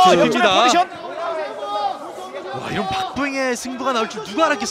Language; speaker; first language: Korean; native; Korean